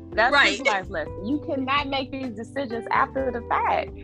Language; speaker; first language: English; native; English